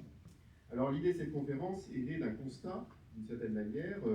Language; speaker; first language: French; native; French